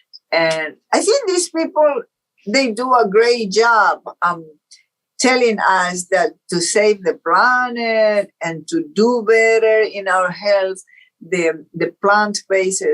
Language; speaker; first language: English; non-native, fluent; Portuguese